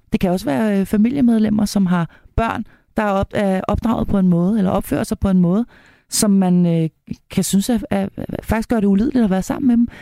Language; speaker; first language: Danish; native; Danish